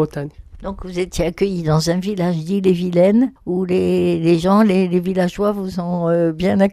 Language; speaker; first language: French; native; French